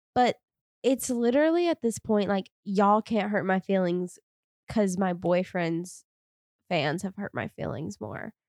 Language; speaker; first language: English; native; English